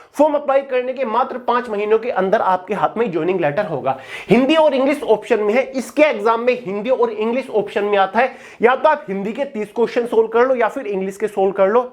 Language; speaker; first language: Hindi; native; Hindi